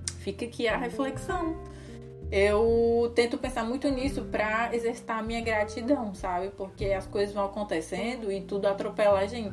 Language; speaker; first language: Portuguese; native; Portuguese